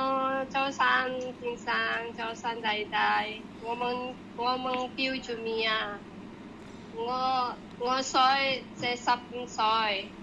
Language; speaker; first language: Cantonese; non-native, learner; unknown